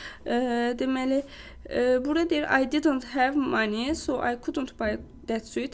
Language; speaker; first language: English; non-native, fluent; Azerbaijani